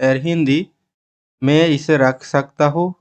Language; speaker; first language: Hindi; non-native, learner; Bangla